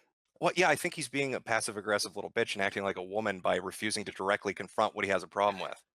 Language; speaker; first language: English; native; English